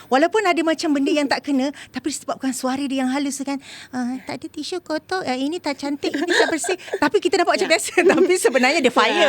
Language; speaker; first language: Malay; native; Malay